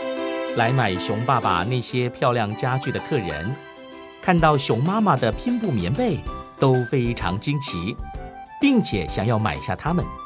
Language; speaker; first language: Chinese; native; Chinese